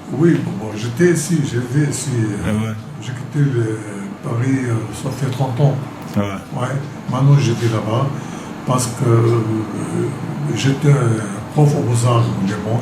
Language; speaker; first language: French; non-native, local second language; Arabic